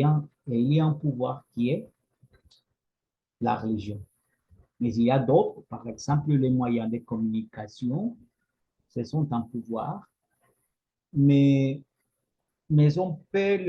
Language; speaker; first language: French; non-native, fluent; Spanish